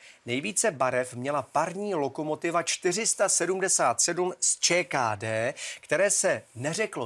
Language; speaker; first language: Czech; native; Czech